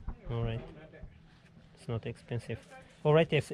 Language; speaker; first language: English; non-native, learner; Portuguese